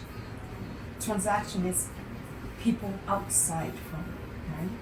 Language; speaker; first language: English; non-native, learner; Japanese